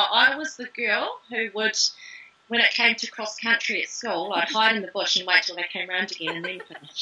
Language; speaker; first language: English; native; English